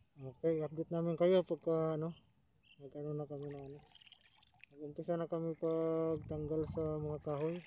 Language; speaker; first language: Filipino; non-native, local second language; Cebuano